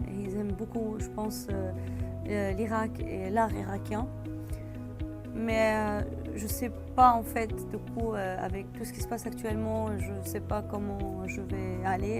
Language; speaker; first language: French; non-native, fluent; Arabic